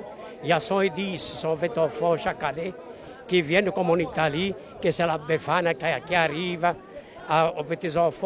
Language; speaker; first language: French; non-native, fluent; Italian